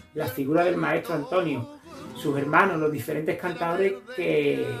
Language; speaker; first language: Spanish; native; Spanish